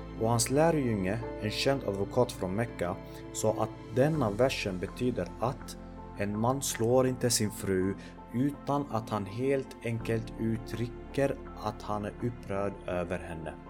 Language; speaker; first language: Swedish; early bilingual, other home language; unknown